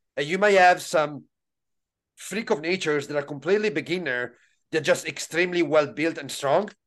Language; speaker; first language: English; non-native, fluent; Italian